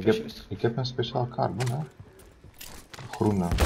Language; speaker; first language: Dutch; non-native, local second language; Turkish